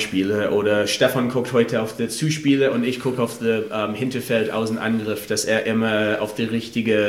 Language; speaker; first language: German; non-native, fluent; English